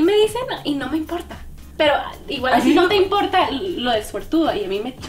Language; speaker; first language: Spanish; native; Spanish